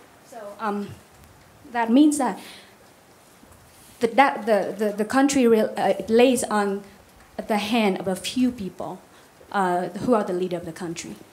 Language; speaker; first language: English; non-native, fluent; Vietnamese